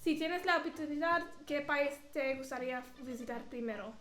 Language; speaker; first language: Spanish; non-native, learner; English